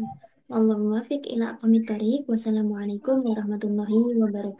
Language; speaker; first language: Arabic; non-native, fluent; Indonesian